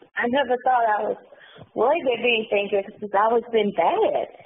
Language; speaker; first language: English; native; English